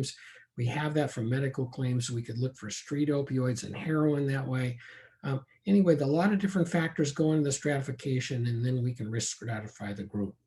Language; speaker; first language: English; native; English